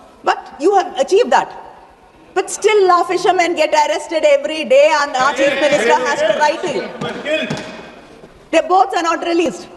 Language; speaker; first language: English; non-native, local second language; Tamil